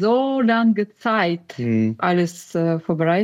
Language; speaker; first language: German; non-native, learner; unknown